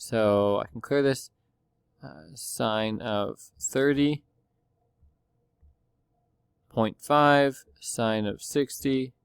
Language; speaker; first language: English; native; English